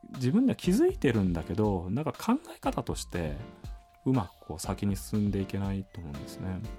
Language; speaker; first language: Japanese; native; Japanese